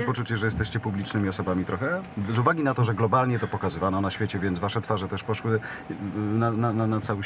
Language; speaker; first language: Polish; native; Polish